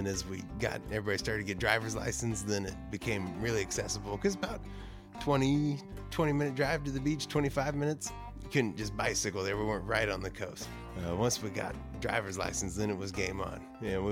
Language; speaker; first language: English; native; English